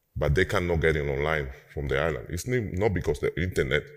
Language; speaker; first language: English; non-native, fluent; Spanish